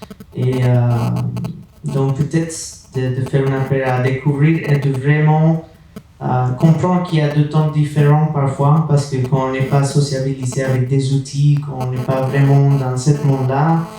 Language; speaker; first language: French; non-native, fluent; Spanish